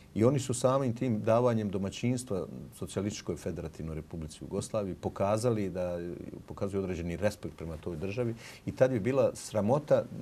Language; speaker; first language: Serbian; native; Serbian